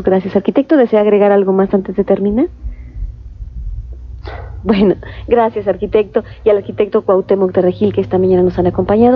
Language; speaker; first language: Spanish; native; Spanish